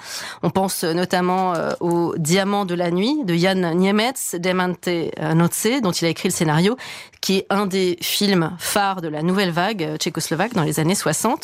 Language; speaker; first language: French; native; French